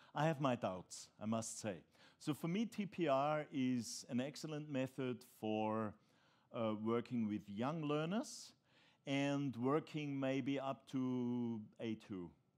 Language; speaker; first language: English; non-native, fluent; German